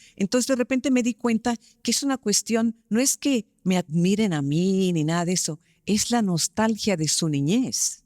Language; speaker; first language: Spanish; early bilingual, heritage; Spanish